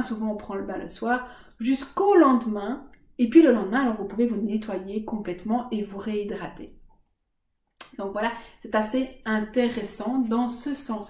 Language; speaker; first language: French; native; French